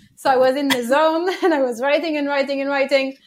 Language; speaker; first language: English; non-native, fluent; French